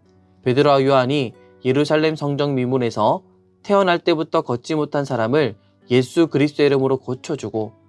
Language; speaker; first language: Korean; native; Korean